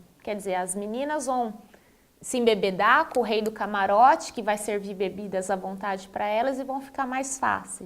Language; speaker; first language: Portuguese; native; Portuguese